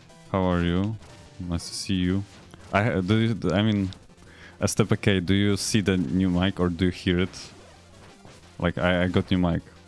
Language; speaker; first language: English; non-native, fluent; Polish